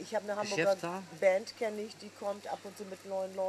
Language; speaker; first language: German; early bilingual, other home language; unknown